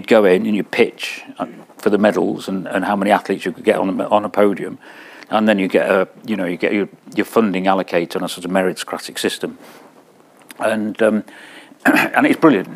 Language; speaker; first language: English; native; English